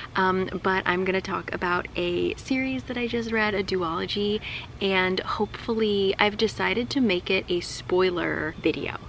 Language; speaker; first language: English; native; English